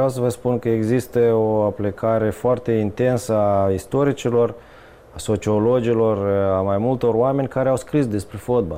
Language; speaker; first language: Romanian; native; Romanian